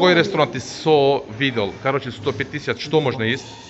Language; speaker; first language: Russian; non-native, learner; Turkish